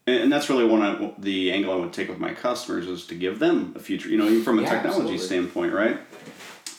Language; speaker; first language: English; native; English